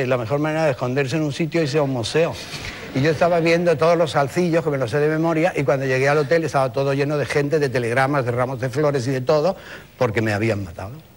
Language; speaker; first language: Spanish; native; Spanish